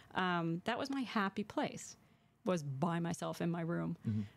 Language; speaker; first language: English; native; English